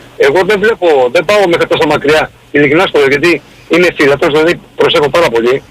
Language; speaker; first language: Greek; early bilingual, heritage; Greek